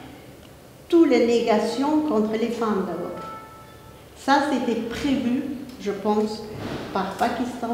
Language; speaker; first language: French; non-native, fluent; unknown